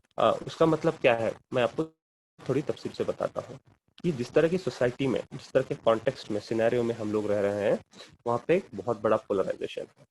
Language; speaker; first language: Urdu; non-native, local second language; Kannada